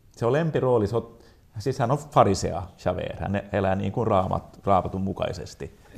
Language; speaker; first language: Finnish; non-native, local second language; Swedish